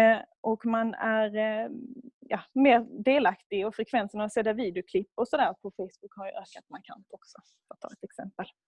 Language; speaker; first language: Swedish; native; Swedish